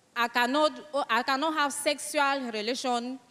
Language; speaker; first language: English; non-native, local second language; French